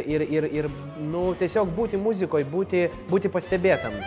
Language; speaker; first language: Lithuanian; native; Lithuanian